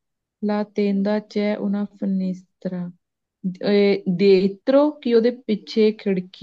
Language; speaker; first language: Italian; non-native, learner; Punjabi